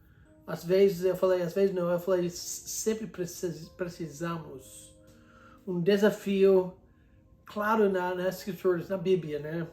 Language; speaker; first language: Portuguese; non-native, fluent; English